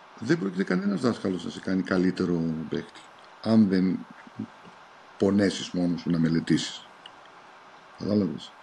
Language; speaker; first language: Greek; early bilingual, heritage; Greek